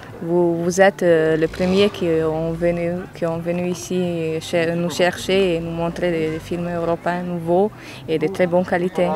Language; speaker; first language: French; non-native, fluent; Romanian